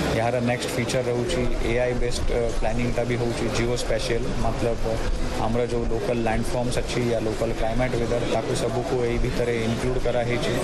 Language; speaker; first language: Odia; non-native, fluent; Marathi